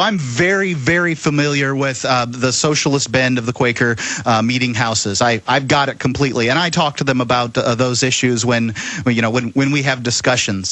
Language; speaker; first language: English; native; English